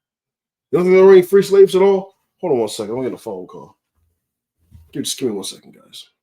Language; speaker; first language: English; native; English